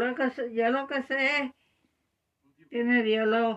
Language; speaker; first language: Spanish; native; Spanish